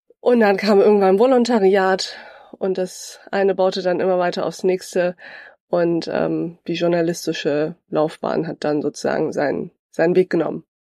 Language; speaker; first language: German; early bilingual, other home language; Turkish